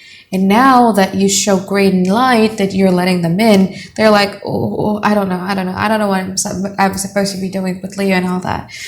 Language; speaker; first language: English; non-native, fluent; Indonesian